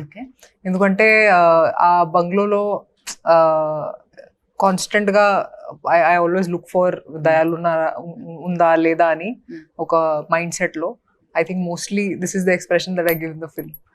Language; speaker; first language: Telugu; non-native, fluent; Hindi